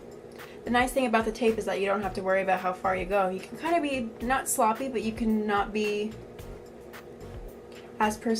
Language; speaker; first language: English; native; English